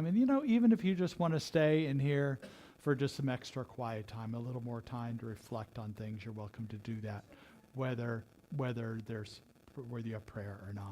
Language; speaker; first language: English; native; English